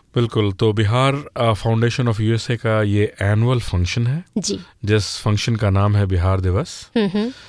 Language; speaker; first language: Hindi; native; Hindi